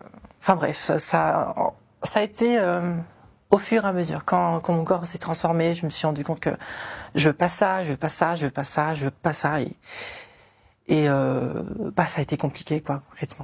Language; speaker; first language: French; native; French